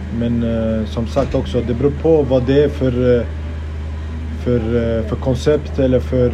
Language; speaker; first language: Swedish; early bilingual, other home language; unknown